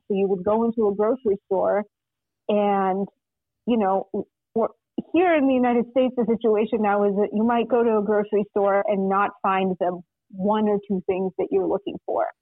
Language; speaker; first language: English; non-native, fluent; Russian